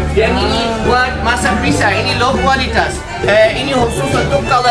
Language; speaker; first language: Indonesian; non-native, fluent; Turkish